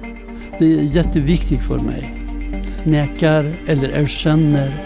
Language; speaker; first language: Swedish; non-native, learner; Persian